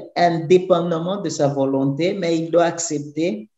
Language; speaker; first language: French; native; French